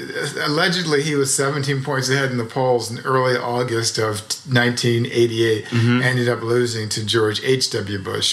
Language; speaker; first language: English; native; English